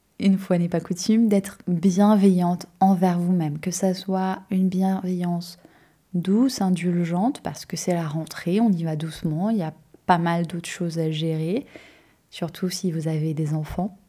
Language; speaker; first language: French; native; French